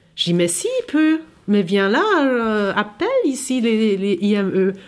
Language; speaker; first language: French; non-native, fluent; German